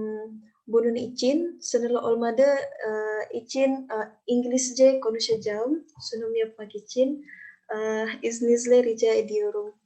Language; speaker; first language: Turkish; non-native, learner; Indonesian